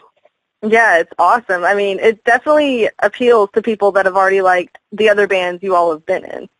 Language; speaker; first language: English; native; English